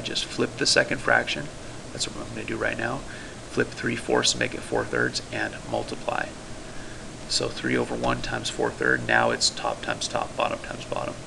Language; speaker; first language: English; native; English